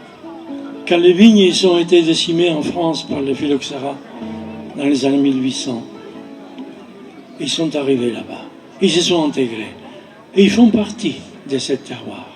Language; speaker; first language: French; non-native, fluent; Spanish